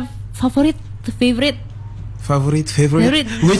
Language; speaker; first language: English; non-native, learner; Indonesian